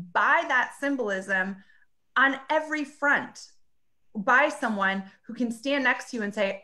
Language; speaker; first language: English; native; English